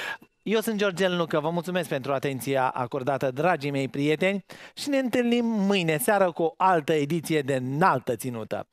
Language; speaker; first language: Romanian; native; Romanian